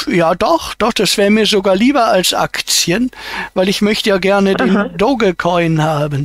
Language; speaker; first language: German; native; German